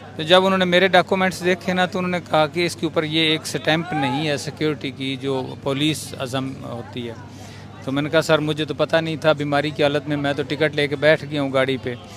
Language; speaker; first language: Urdu; non-native, local second language; Punjabi